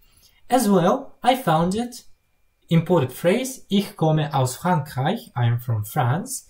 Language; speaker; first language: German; non-native, learner; Russian